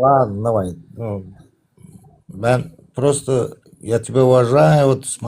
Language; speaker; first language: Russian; non-native, fluent; Turkmen